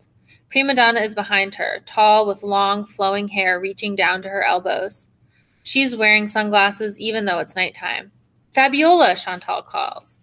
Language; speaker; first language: English; native; English